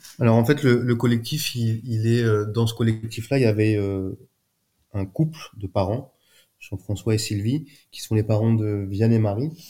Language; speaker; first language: French; native; French